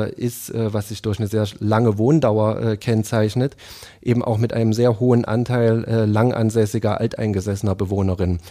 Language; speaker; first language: German; native; German